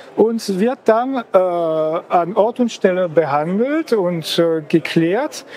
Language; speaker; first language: German; non-native, fluent; French